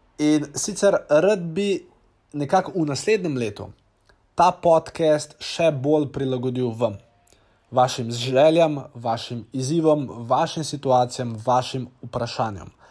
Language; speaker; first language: Slovenian; native; Slovenian